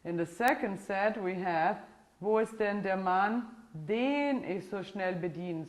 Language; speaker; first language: German; non-native, fluent; English